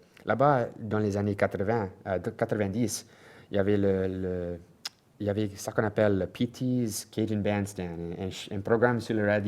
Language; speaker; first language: French; non-native, local second language; English